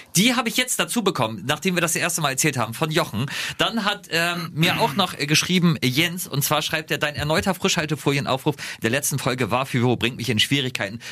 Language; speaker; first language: German; native; German